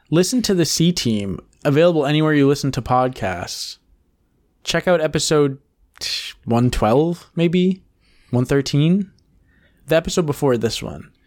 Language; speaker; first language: English; native; English